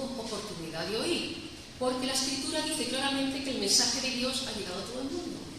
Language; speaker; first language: Spanish; native; Spanish